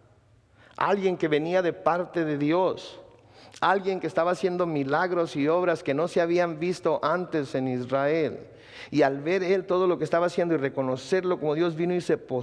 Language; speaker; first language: Spanish; native; Spanish